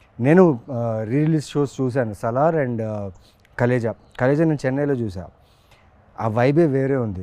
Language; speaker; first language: Telugu; native; Telugu